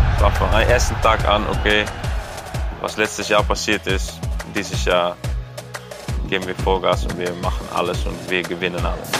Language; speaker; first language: German; native; German